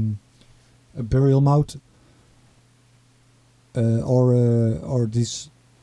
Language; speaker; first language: English; non-native, fluent; Dutch